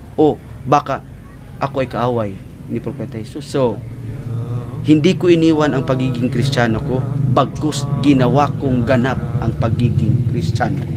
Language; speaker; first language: Filipino; non-native, local second language; Cebuano